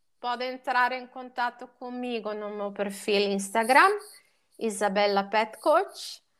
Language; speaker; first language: Portuguese; non-native, fluent; Italian